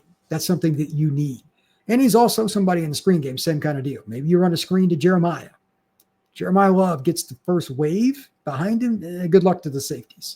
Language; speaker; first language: English; native; English